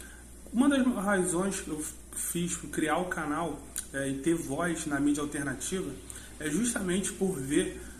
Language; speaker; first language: Portuguese; native; Portuguese